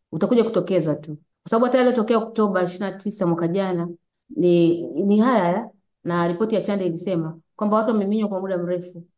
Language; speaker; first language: Swahili; native; Swahili